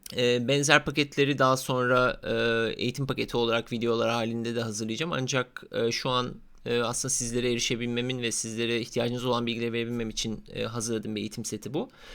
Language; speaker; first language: Turkish; native; Turkish